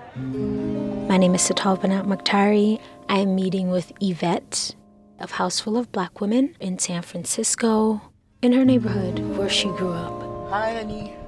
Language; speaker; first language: English; non-native, local second language; Hausa